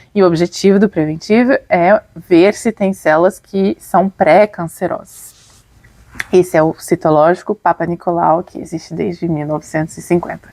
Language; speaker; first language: Portuguese; native; Portuguese